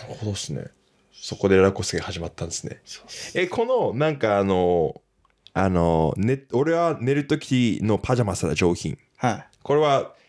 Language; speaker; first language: Japanese; native; Japanese